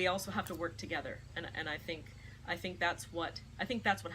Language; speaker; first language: English; native; English